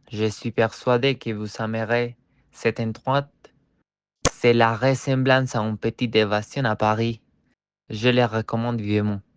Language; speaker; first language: French; non-native, learner; Spanish